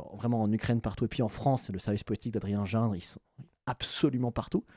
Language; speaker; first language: French; native; French